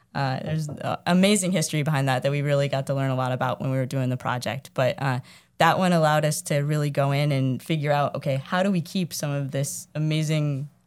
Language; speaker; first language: English; native; English